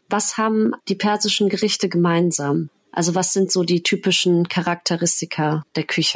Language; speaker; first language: German; early bilingual, other home language; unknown